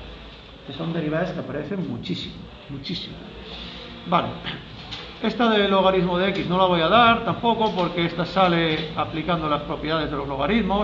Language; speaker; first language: Spanish; native; Spanish